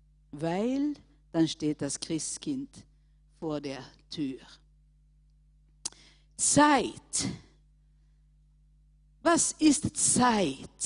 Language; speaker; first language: German; non-native, fluent; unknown